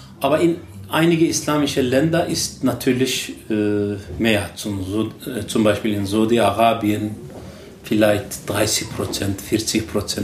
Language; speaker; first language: German; non-native, learner; Turkish